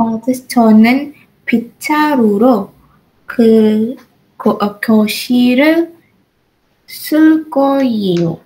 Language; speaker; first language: Korean; non-native, learner; Indonesian